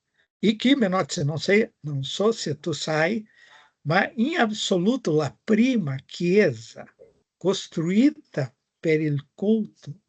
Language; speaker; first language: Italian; non-native, fluent; Portuguese